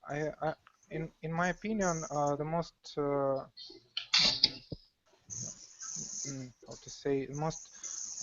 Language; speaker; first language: English; non-native, learner; Russian